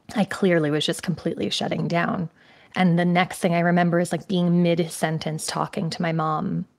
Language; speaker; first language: English; native; English